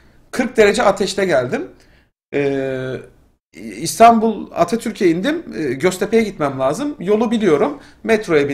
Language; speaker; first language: Turkish; native; Turkish